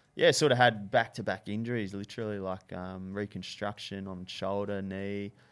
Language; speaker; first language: English; native; English